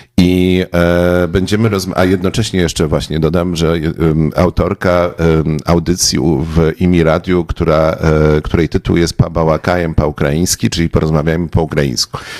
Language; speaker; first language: Polish; native; Polish